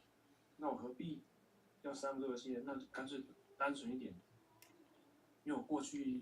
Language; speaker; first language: Chinese; native; Chinese